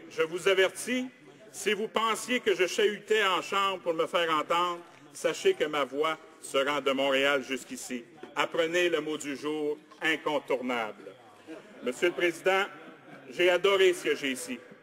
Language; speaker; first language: French; native; French